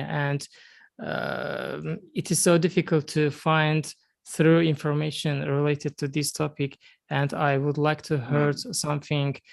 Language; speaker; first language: English; non-native, learner; Azerbaijani